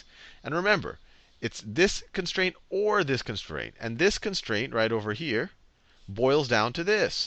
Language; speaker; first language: English; native; English